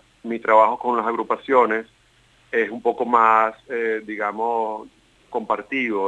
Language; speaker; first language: Spanish; native; Spanish